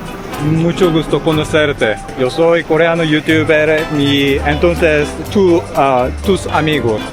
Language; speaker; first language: Spanish; non-native, learner; Korean